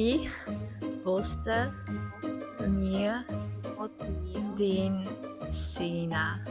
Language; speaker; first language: German; non-native, learner; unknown